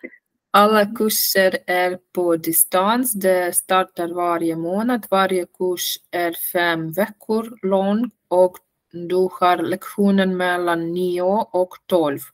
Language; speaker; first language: Swedish; non-native, learner; Russian